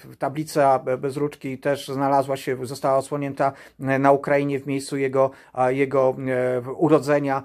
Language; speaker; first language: Polish; native; Polish